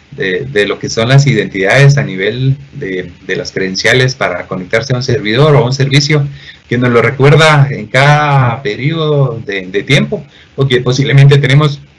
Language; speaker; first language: Spanish; native; Spanish